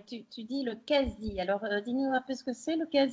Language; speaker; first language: French; native; French